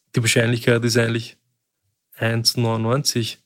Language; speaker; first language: German; early bilingual, other home language; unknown